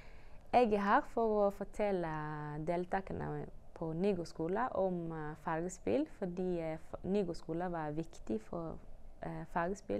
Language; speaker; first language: Norwegian; early bilingual, other home language; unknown